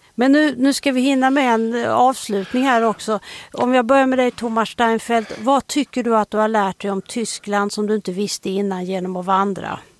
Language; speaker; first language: Swedish; native; Swedish